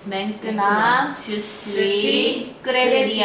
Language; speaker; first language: French; non-native, learner; Korean